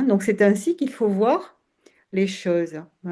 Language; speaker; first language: French; native; French